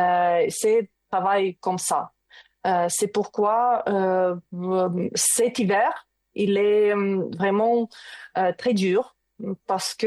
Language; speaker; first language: French; non-native, learner; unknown